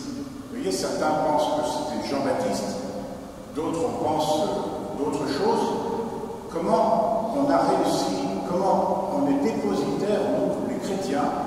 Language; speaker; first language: French; native; French